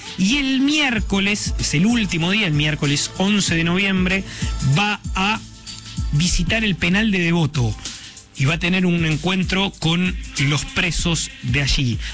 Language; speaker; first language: Spanish; native; Spanish